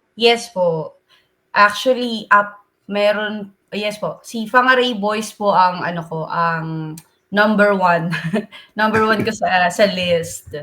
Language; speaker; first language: Filipino; native; Filipino